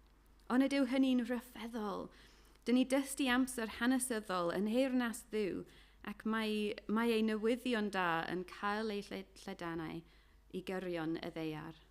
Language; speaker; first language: Welsh; non-native, fluent; English